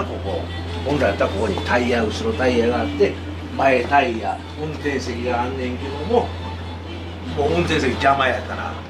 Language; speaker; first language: Japanese; native; Japanese